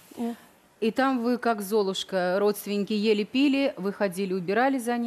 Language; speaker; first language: Russian; native; Russian